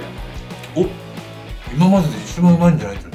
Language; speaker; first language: Japanese; native; Japanese